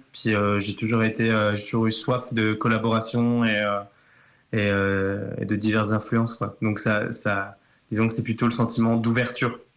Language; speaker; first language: French; early bilingual, other home language; Turkish